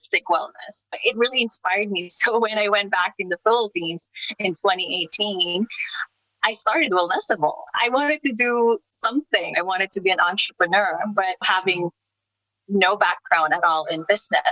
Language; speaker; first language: English; non-native, local second language; Filipino